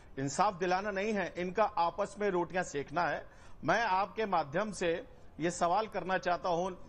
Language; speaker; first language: Hindi; native; Hindi